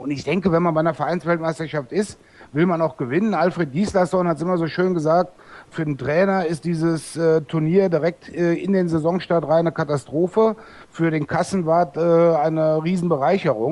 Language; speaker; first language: German; native; German